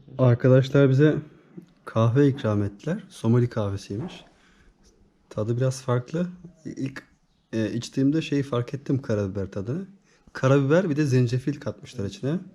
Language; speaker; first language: Turkish; native; Turkish